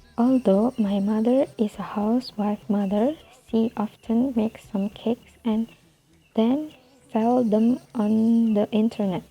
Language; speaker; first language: English; non-native, fluent; Indonesian